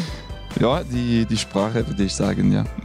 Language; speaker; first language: German; non-native, local second language; French